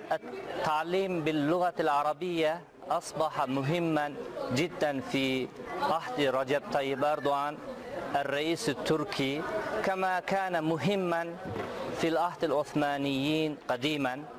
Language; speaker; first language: Arabic; non-native, fluent; Turkish